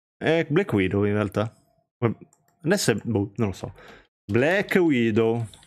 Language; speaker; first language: Italian; native; Italian